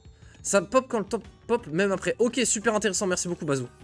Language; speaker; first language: French; native; French